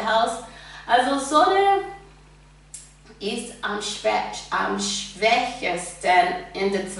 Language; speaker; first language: German; non-native, fluent; English